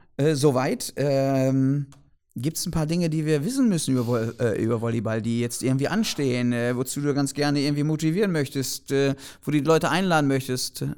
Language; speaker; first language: German; native; German